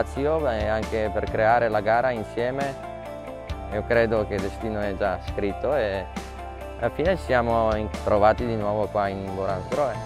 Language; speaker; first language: Italian; non-native, learner; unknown